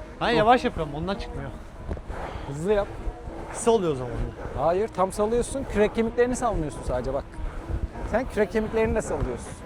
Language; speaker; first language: Turkish; native; Turkish